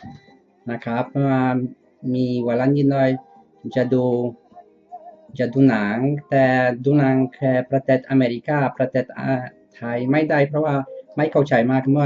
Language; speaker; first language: Thai; non-native, learner; Dutch